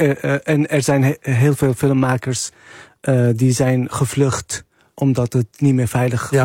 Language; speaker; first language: Dutch; non-native, fluent; Arabic